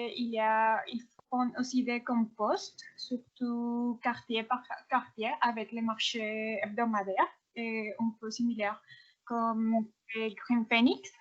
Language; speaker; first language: French; non-native, fluent; Spanish